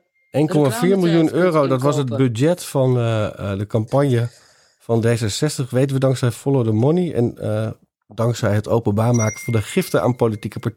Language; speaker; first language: Dutch; native; Dutch